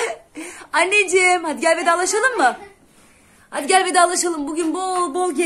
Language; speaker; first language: Turkish; native; Turkish